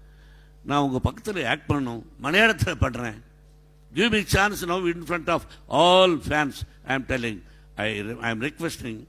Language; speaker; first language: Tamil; non-native, learner; Telugu